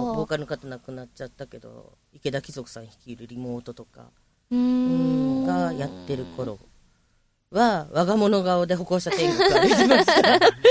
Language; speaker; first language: Japanese; native; Japanese